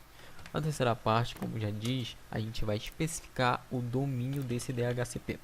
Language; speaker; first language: Portuguese; native; Portuguese